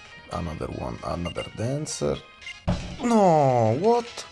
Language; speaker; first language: English; non-native, fluent; Italian